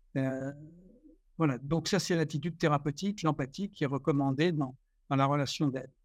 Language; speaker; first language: French; native; French